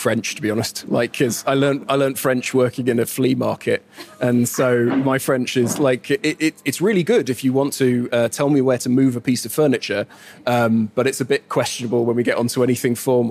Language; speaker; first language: English; native; English